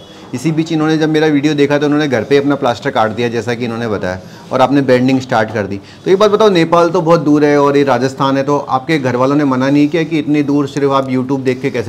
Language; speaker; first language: Hindi; native; Hindi